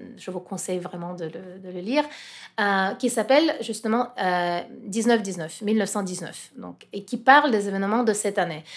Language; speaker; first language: French; non-native, fluent; Russian